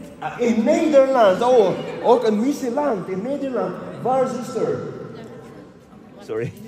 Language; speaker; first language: Dutch; non-native, learner; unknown